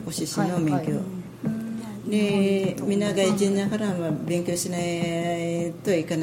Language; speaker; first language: Japanese; non-native, learner; Filipino